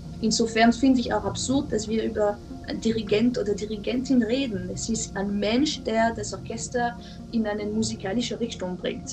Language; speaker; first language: German; non-native, fluent; French